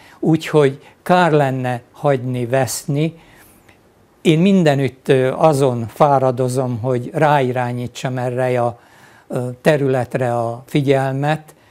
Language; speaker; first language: Hungarian; native; Hungarian